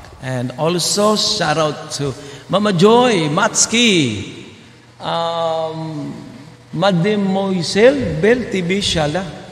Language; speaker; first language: English; non-native, local second language; Filipino